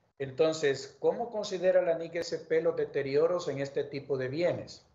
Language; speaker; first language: Spanish; native; Spanish